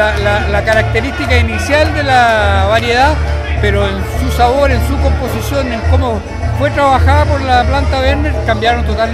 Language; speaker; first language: Spanish; native; Spanish